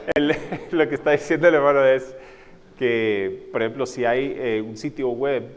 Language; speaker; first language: Spanish; non-native, fluent; English